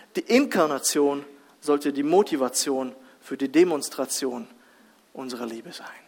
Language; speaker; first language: German; early bilingual, other home language; Russian